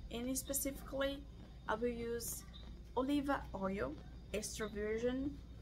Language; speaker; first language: English; non-native, learner; Portuguese